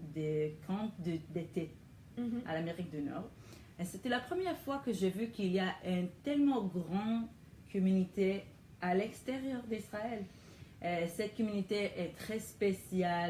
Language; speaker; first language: French; non-native, learner; Hebrew